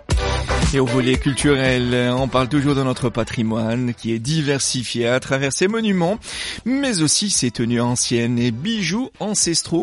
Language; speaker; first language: French; non-native, local second language; Arabic